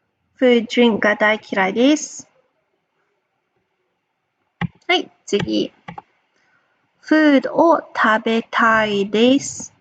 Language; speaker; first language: Japanese; non-native, fluent; English